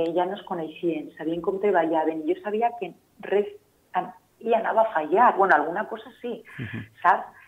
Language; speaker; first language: Catalan; non-native, local second language; Spanish